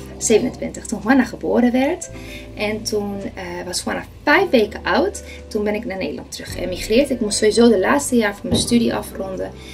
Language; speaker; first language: Dutch; non-native, fluent; Spanish